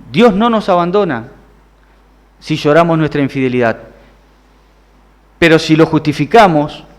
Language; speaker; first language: Spanish; native; Spanish